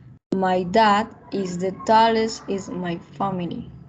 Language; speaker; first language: English; non-native, learner; Spanish